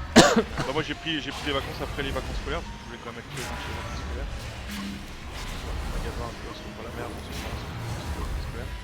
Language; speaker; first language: French; native; French